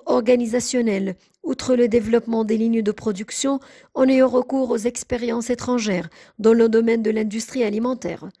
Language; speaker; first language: French; non-native, fluent; Arabic